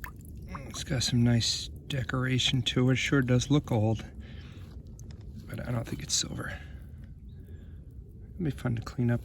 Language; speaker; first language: English; native; English